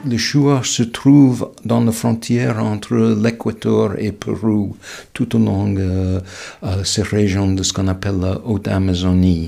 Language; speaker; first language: French; non-native, fluent; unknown